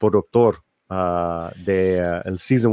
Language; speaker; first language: Spanish; early bilingual, heritage; Spanish